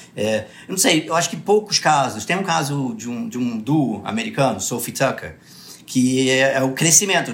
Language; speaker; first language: Portuguese; early bilingual, other home language; English